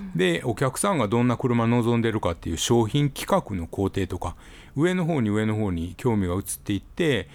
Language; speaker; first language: Japanese; native; Japanese